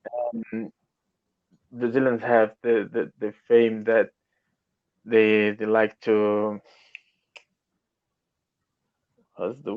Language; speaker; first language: English; non-native, learner; Portuguese